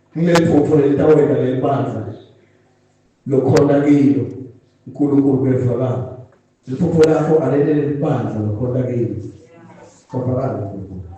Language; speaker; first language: Zulu; non-native, local second language; Swati